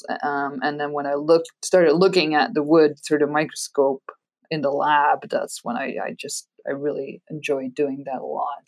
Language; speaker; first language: English; non-native, fluent; Dutch